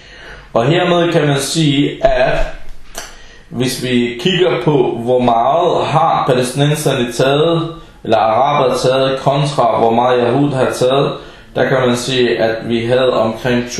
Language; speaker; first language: Danish; early bilingual, other home language; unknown